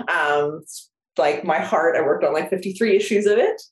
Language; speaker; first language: English; non-native, fluent; Korean